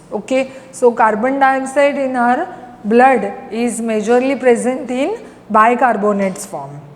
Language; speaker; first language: English; non-native, local second language; Hindi